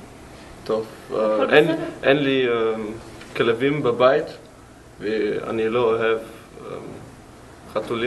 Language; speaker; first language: Hebrew; non-native, learner; German